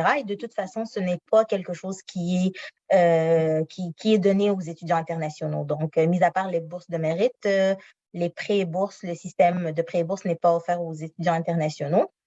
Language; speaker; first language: French; non-native, local second language; Arabic